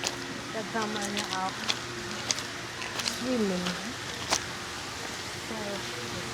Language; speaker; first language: German; non-native, learner; Filipino